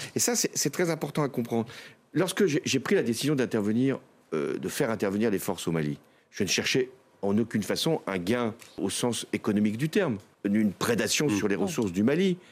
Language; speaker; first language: French; native; French